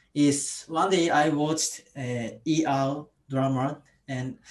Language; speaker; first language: English; non-native, learner; Japanese